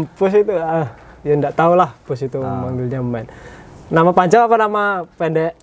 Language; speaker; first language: Indonesian; non-native, local second language; Javanese